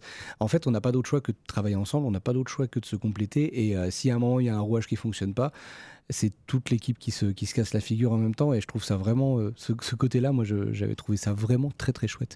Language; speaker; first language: French; native; French